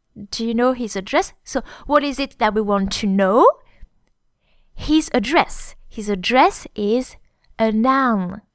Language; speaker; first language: English; non-native, fluent; French